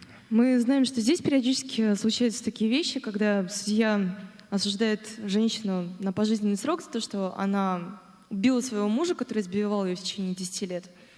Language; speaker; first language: Russian; native; Russian